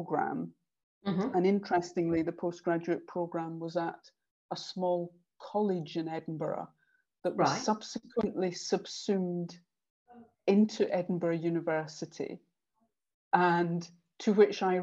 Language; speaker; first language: English; native; English